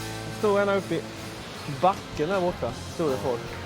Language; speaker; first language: Swedish; native; Swedish